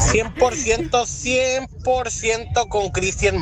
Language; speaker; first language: Spanish; native; Spanish